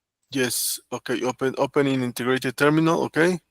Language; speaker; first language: English; non-native, learner; Spanish